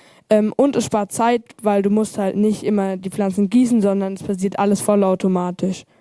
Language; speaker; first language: German; native; German